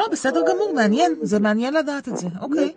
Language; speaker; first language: Hebrew; native; Hebrew